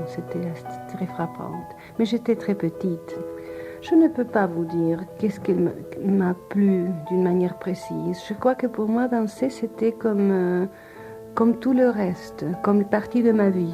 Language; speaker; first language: French; non-native, fluent; Spanish